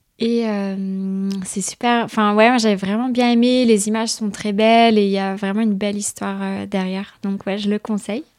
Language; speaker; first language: French; native; French